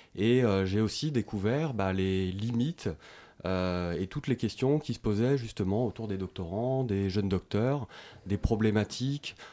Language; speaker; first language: French; native; French